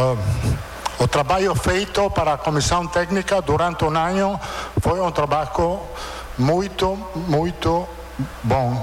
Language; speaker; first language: Portuguese; non-native, fluent; Italian